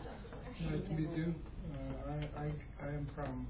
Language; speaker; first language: English; non-native, learner; Korean